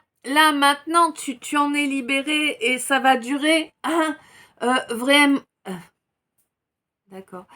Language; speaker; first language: French; native; French